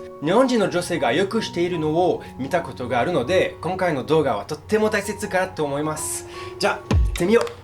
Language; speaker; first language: Japanese; non-native, fluent; French